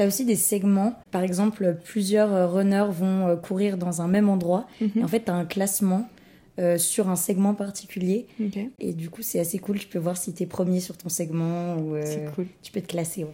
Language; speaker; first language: French; native; French